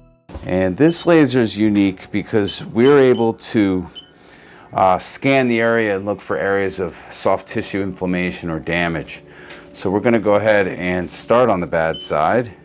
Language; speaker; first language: English; native; English